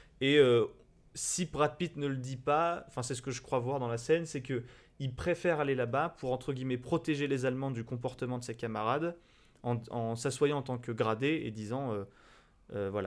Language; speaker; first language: French; native; French